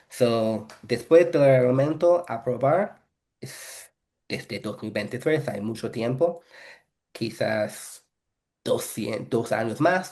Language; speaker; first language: Spanish; non-native, fluent; English